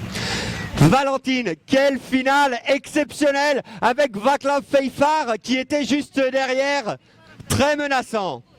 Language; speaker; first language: French; native; French